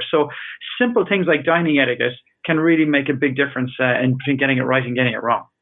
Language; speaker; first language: English; native; English